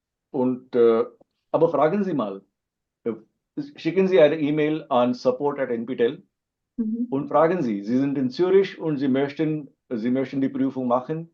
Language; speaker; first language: German; non-native, fluent; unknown